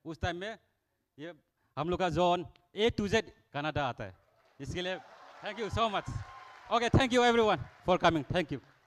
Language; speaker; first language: Hindi; non-native, local second language; Kok Borok